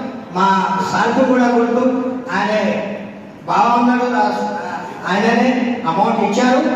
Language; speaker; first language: Telugu; non-native, local second language; Urdu